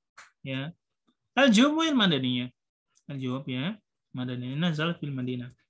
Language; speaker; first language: Arabic; non-native, fluent; Indonesian